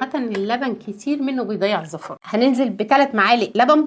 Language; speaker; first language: Arabic; native; Arabic